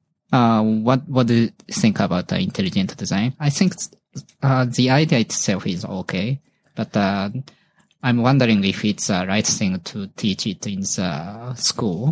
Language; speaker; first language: English; non-native, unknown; Japanese